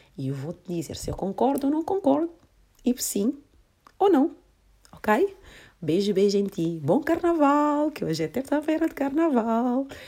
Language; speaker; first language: Portuguese; non-native, local second language; Kabuverdianu